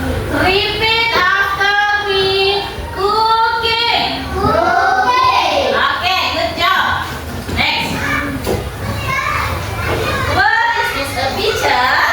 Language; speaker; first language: English; non-native, learner; Indonesian